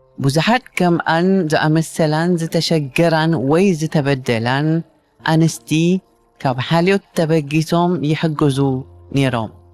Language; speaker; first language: Tigrinya; native; Tigrinya